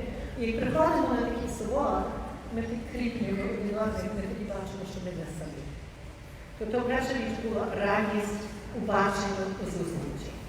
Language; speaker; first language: Ukrainian; early bilingual, heritage; Ukrainian